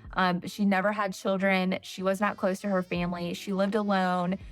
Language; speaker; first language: English; native; English